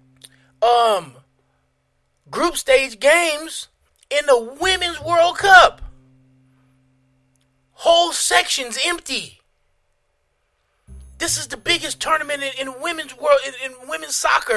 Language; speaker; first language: English; native; English